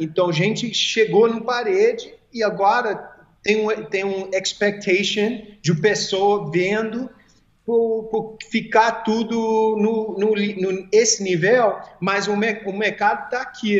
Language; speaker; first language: Portuguese; early bilingual, heritage; English